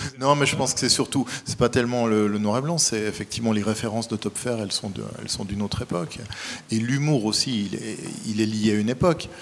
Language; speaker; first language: French; native; French